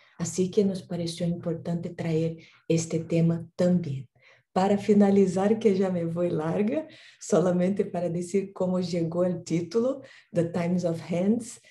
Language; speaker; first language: Portuguese; non-native, learner; Spanish